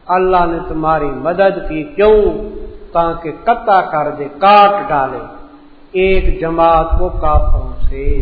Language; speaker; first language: Urdu; non-native, local second language; Punjabi